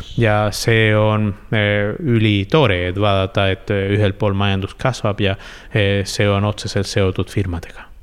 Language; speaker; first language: Estonian; non-native, fluent; Spanish